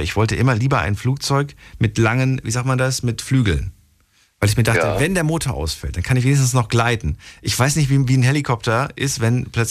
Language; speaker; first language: German; native; German